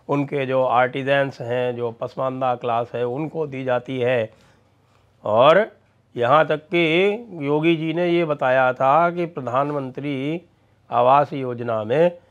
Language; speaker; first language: Hindi; native; Hindi